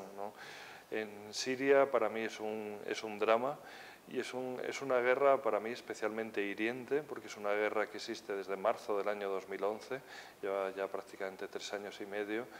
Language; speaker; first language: Spanish; native; Spanish